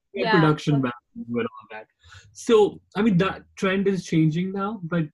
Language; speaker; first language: English; non-native, local second language; Kashmiri